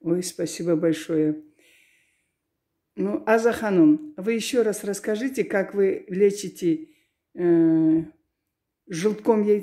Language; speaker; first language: Russian; native; Russian